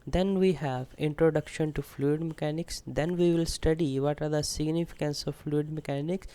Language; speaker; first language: English; non-native, local second language; Punjabi